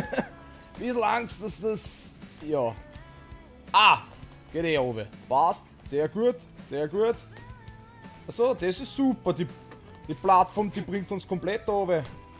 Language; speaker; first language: German; native; German